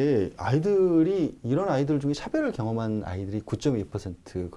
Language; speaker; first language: Korean; native; Korean